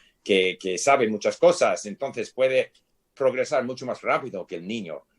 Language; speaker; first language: Spanish; non-native, fluent; English